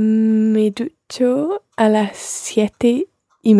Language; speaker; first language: Spanish; non-native, learner; English